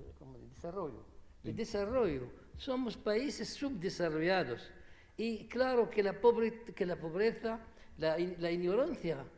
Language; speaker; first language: Spanish; non-native, fluent; Arabic